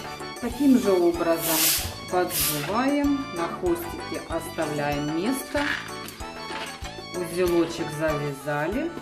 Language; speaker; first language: Russian; native; Russian